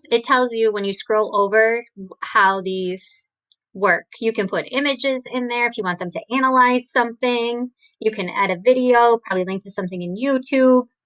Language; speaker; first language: English; native; English